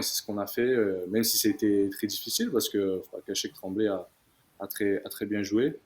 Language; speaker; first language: French; native; French